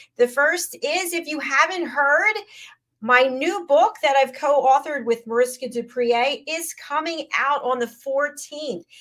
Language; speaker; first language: English; native; English